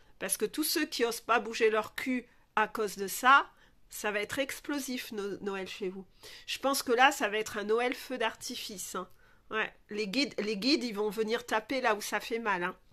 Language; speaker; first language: French; native; French